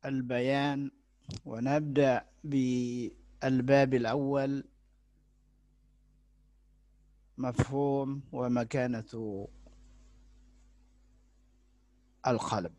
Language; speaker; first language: Arabic; non-native, fluent; Indonesian